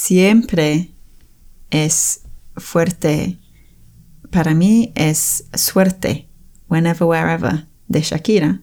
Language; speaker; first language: Spanish; non-native, fluent; English